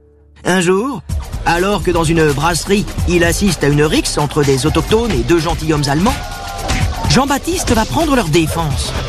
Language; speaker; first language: French; native; French